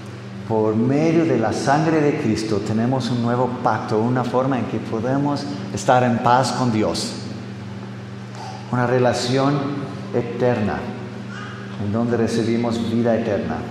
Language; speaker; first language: Spanish; non-native, fluent; English